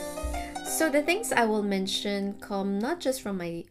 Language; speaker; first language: English; non-native, local second language; Filipino